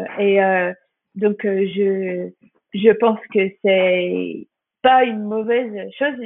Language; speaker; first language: French; non-native, fluent; English